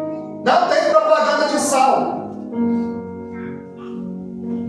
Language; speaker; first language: Portuguese; native; Portuguese